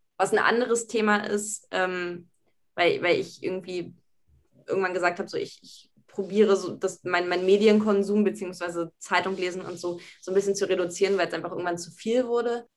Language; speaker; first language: German; native; German